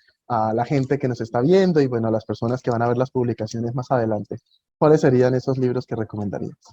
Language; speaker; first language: Spanish; native; Spanish